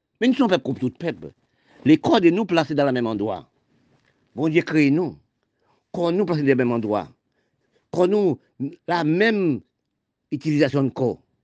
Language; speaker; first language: French; non-native, local second language; Haitian Creole